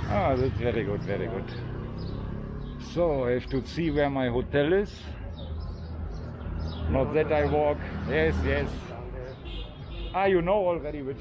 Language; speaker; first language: English; non-native, learner; German